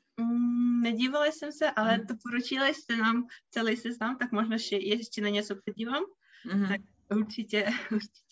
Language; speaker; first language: Czech; non-native, learner; Russian